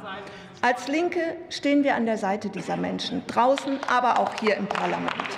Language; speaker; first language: German; native; German